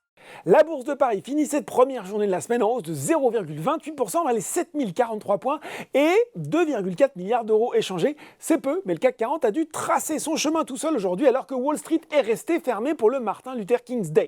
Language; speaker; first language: French; native; French